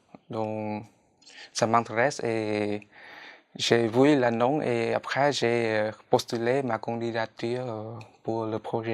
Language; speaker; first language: French; non-native, fluent; Khmer